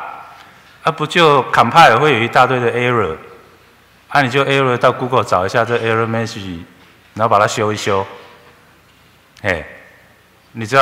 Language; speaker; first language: Chinese; native; Chinese